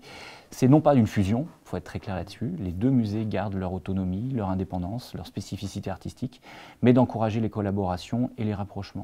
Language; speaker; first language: French; native; French